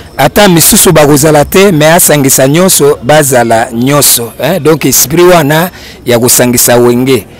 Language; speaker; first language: Lingala; native; Lingala